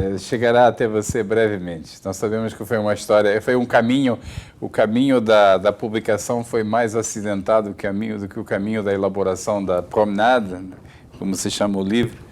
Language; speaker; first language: Portuguese; native; Portuguese